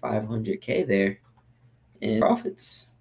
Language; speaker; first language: English; native; English